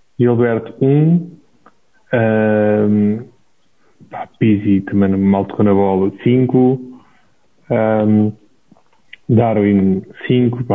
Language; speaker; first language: Portuguese; native; Portuguese